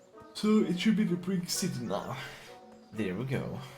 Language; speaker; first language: English; non-native, fluent; Chinese